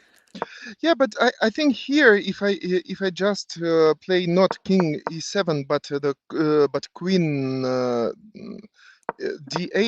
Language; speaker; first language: English; non-native, fluent; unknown